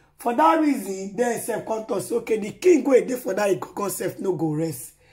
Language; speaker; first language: Nigerian Pidgin; non-native, local second language; Yoruba